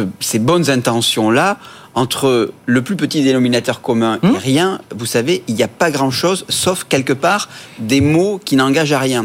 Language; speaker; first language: French; native; French